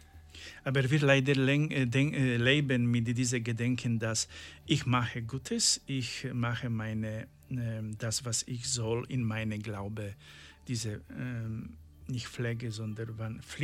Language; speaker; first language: German; non-native, learner; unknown